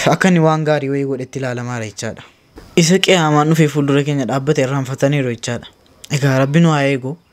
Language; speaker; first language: Oromo; native; Oromo